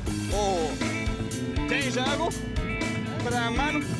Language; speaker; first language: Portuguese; non-native, learner; French